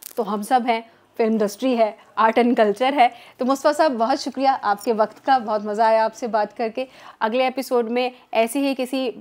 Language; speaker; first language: Urdu; native; Urdu